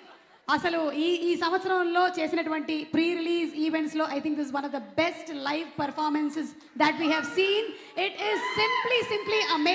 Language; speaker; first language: Telugu; native; Telugu